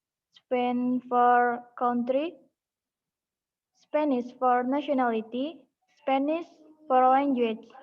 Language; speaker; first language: English; non-native, learner; Indonesian